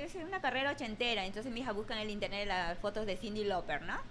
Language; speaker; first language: Spanish; native; Spanish